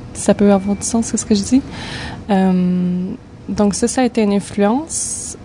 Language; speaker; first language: French; native; French